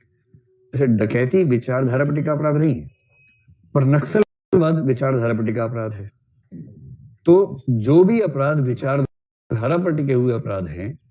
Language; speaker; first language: Hindi; native; Hindi